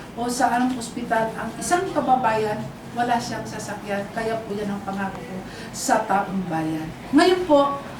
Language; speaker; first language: Filipino; non-native, local second language; Pangasinan